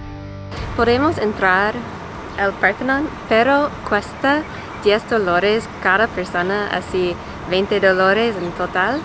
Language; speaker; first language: Spanish; non-native, fluent; English